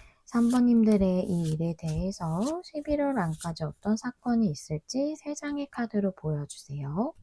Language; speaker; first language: Korean; native; Korean